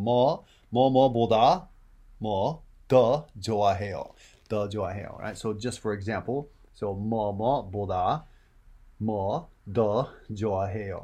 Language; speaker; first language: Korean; non-native, fluent; English